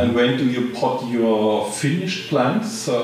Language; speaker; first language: English; non-native, fluent; German